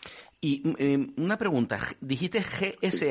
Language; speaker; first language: Spanish; native; Spanish